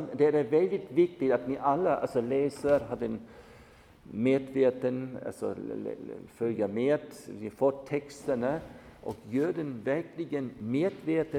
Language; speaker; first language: Swedish; non-native, fluent; German